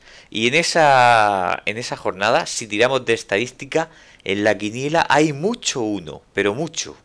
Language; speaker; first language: Spanish; native; Spanish